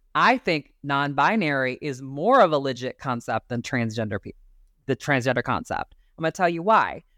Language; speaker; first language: English; native; English